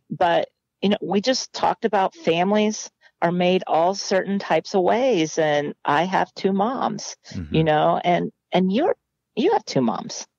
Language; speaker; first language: English; native; English